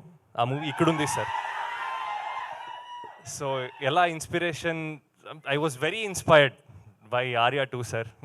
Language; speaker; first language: Telugu; non-native, learner; Kannada